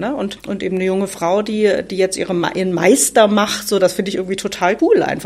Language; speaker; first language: German; native; German